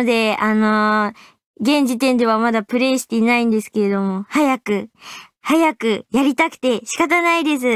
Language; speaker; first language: Japanese; native; Japanese